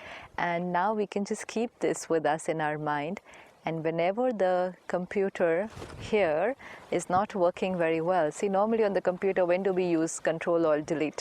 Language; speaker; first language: English; non-native, local second language; Hindi